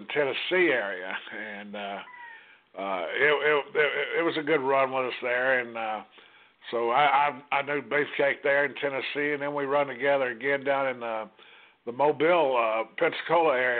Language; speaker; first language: English; native; English